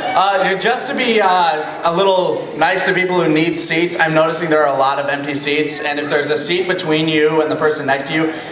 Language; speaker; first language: English; native; English